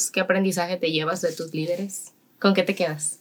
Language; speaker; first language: Spanish; native; Spanish